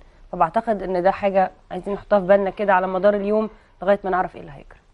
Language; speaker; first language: Arabic; native; Arabic